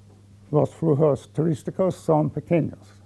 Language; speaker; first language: Spanish; non-native, fluent; English